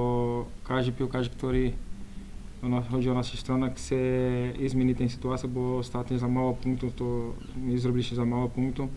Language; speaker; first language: Polish; non-native, learner; Portuguese